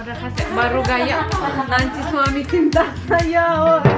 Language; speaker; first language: Indonesian; non-native, learner; Russian